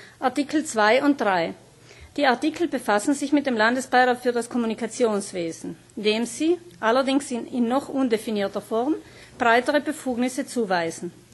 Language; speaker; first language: German; native; German